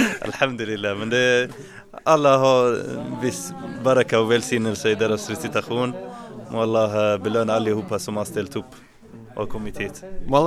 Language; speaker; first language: Swedish; non-native, fluent; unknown